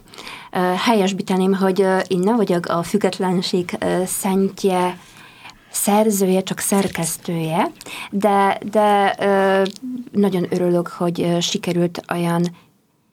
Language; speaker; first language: Hungarian; non-native, fluent; Polish